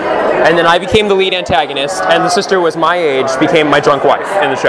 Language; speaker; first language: English; native; English